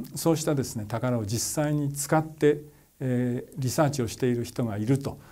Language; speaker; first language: Japanese; native; Japanese